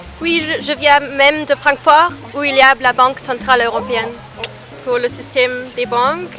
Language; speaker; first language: French; non-native, fluent; German